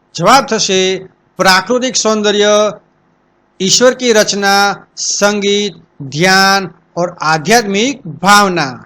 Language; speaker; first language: Hindi; non-native, local second language; Gujarati